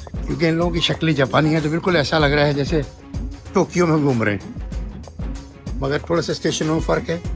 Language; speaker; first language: Urdu; native; Urdu